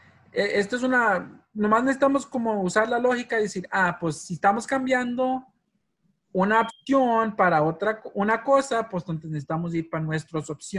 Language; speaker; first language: Spanish; early bilingual, heritage; Spanish